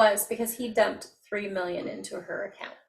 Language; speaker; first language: English; native; English